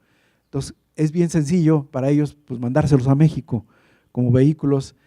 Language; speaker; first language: Spanish; native; Spanish